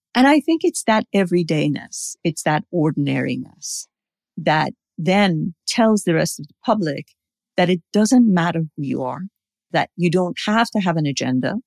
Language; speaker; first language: English; non-native, fluent; Persian